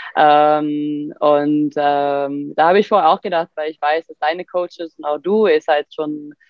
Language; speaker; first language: German; non-native, fluent; Swedish